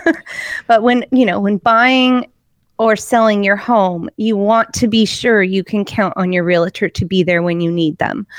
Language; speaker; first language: English; native; English